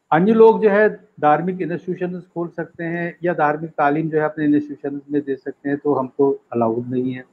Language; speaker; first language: Hindi; native; Hindi